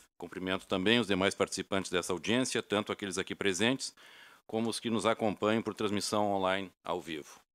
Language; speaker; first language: Portuguese; native; Portuguese